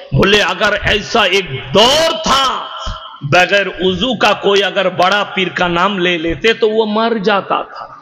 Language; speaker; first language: Hindi; non-native, local second language; Bangla